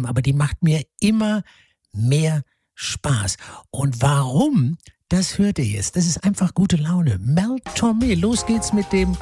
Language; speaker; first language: German; native; German